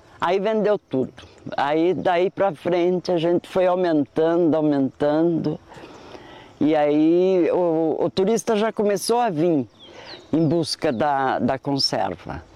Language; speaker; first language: Portuguese; native; Portuguese